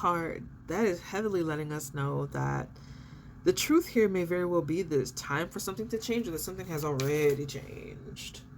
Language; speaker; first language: English; native; English